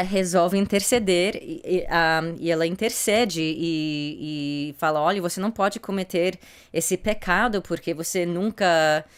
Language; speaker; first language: Portuguese; non-native, fluent; English